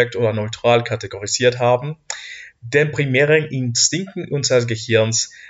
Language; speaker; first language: German; non-native, fluent; Spanish